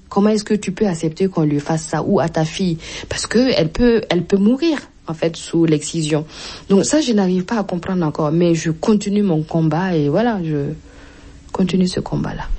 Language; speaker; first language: French; non-native, local second language; Mossi